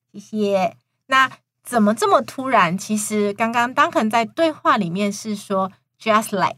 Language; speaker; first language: Chinese; native; Chinese